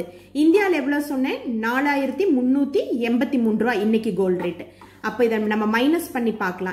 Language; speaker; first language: Tamil; native; Tamil